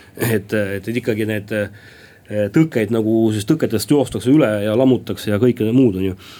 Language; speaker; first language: Estonian; non-native, local second language; Russian